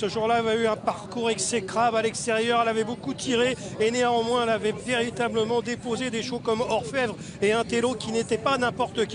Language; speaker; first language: French; native; French